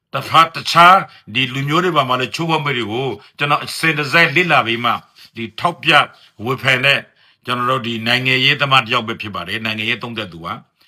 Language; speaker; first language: Burmese; non-native, local second language; Rohingya